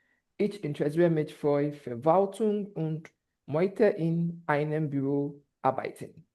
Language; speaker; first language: German; non-native, fluent; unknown